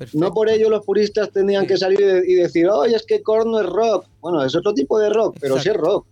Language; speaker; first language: Spanish; native; Spanish